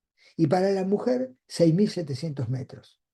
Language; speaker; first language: Spanish; native; Spanish